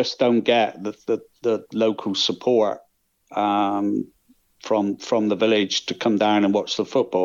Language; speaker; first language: English; native; English